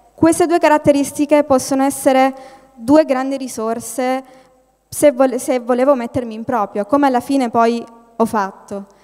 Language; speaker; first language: Italian; native; Italian